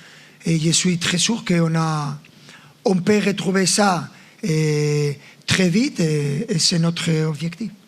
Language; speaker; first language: French; non-native, fluent; Spanish